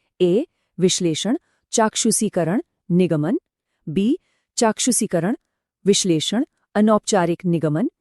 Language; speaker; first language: Hindi; native; Hindi